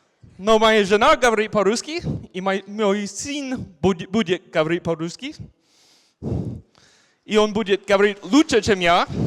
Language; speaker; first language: Russian; non-native, learner; English